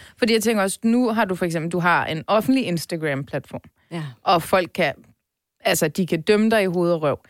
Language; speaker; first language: Danish; early bilingual, other home language; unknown